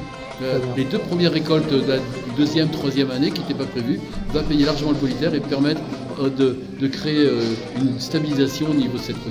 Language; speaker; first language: French; native; French